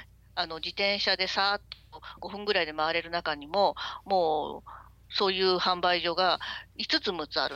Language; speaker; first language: Japanese; native; Japanese